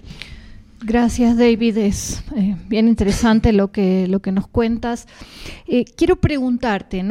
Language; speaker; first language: Spanish; native; Spanish